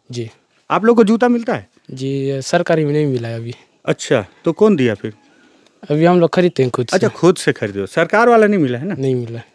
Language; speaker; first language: Hindi; native; Hindi